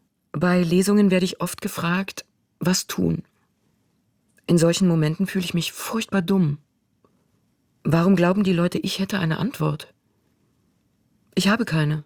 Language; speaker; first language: German; native; German